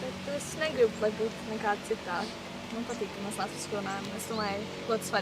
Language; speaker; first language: Latvian; early bilingual, heritage; Latvian